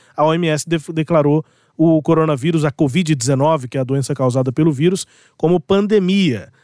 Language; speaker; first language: Portuguese; native; Portuguese